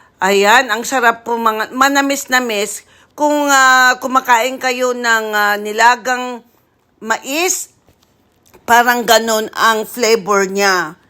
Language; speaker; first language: Filipino; non-native, local second language; Iloko